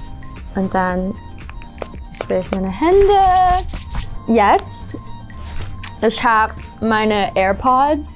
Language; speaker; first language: German; early bilingual, heritage; English